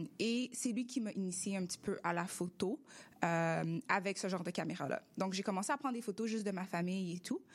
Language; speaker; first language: French; early bilingual, other home language; Russian